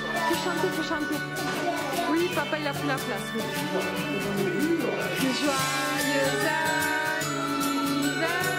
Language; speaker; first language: French; native; French